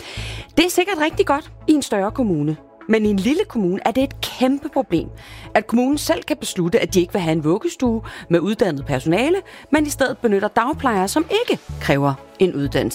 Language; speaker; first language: Danish; native; Danish